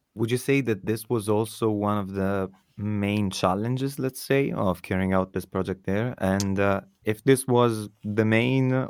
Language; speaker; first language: English; non-native, fluent; Italian